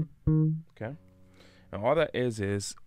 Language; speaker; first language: English; native; English